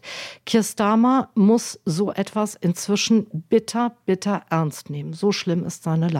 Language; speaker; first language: German; native; German